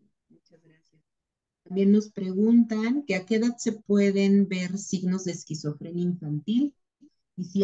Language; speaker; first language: Spanish; native; Spanish